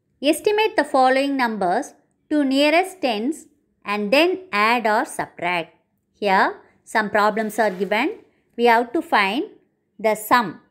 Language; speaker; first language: English; non-native, local second language; Tamil